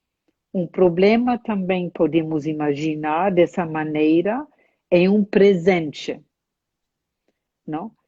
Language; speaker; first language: Portuguese; non-native, fluent; German